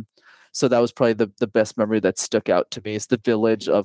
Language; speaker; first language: English; native; English